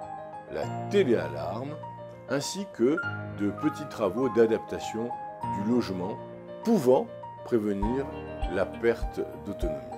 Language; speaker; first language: French; native; French